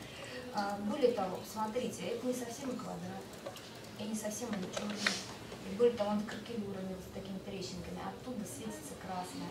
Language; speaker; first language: Russian; native; Russian